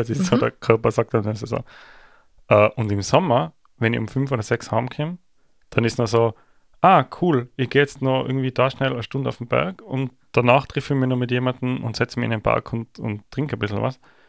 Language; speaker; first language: German; native; German